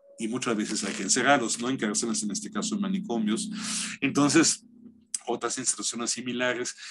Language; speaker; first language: Spanish; non-native, fluent; German